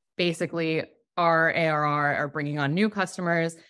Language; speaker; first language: English; native; English